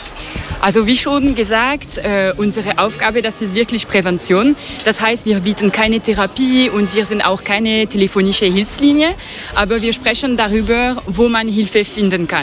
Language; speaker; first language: German; non-native, local second language; French